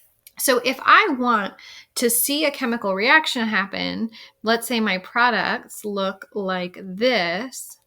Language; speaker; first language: English; native; English